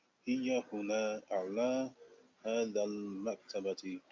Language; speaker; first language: Arabic; non-native, learner; English